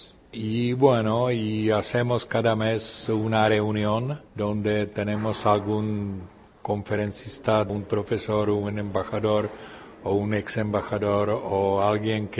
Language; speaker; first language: Spanish; non-native, fluent; Czech